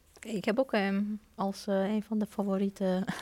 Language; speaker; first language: Dutch; non-native, fluent; Persian